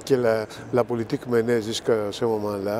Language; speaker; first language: French; non-native, fluent; Greek